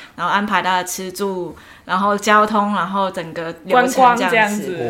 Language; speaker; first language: Chinese; non-native, local second language; Cantonese